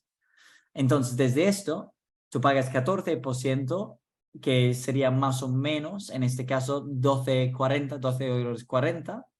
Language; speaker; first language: Spanish; non-native, fluent; English